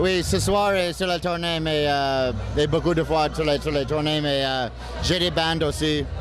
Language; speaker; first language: French; non-native, local second language; English